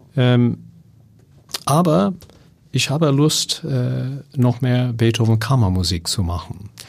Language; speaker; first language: German; non-native, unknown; English